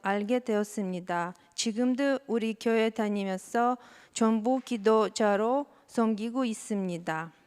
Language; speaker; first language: Korean; non-native, learner; Russian